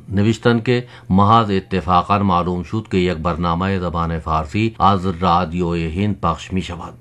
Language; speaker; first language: Persian; non-native, fluent; Urdu